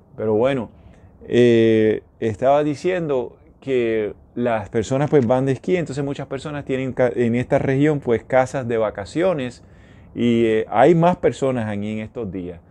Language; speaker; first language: Spanish; native; Spanish